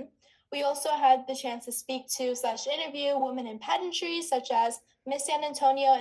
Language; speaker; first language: English; native; English